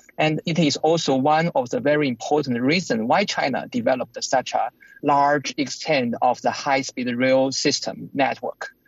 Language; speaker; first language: English; non-native, fluent; Chinese